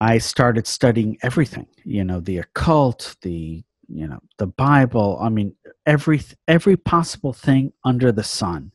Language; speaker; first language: English; native; English